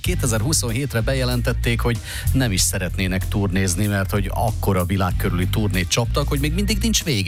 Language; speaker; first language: Hungarian; native; Hungarian